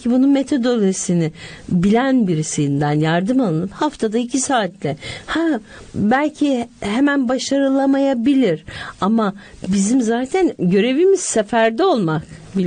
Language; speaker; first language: Turkish; native; Turkish